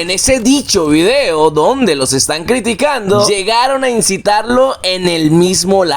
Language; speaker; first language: Spanish; native; Spanish